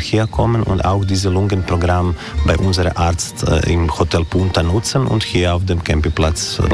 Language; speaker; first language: German; non-native, learner; Croatian